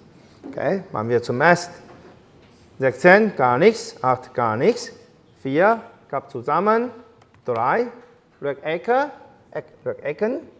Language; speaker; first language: German; non-native, fluent; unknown